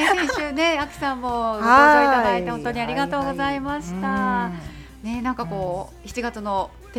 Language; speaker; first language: Japanese; native; Japanese